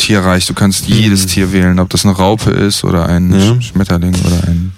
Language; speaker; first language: German; native; German